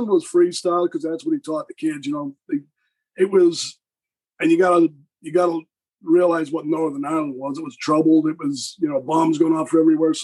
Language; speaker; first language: English; native; English